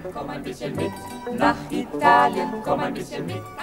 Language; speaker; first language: German; non-native, local second language; Italian